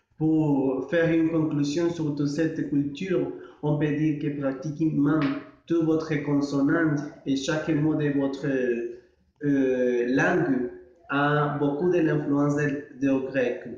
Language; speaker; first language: French; non-native, learner; Spanish